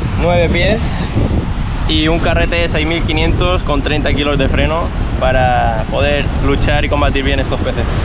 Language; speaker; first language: Spanish; native; Spanish